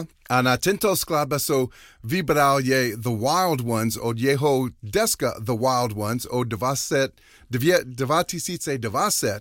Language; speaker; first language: Czech; non-native, learner; English